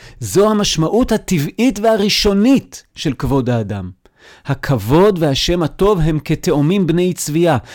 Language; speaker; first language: Hebrew; native; Hebrew